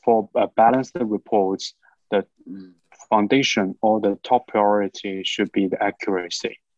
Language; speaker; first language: English; non-native, fluent; Chinese